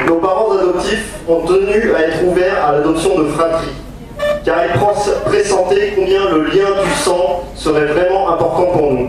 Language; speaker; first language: French; native; French